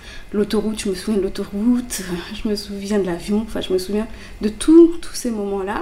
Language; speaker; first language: French; early bilingual, other home language; Kabyle